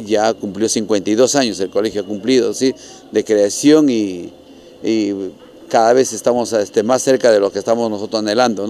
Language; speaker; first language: Spanish; native; Spanish